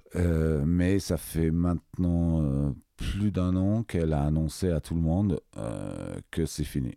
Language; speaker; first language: French; non-native, fluent; English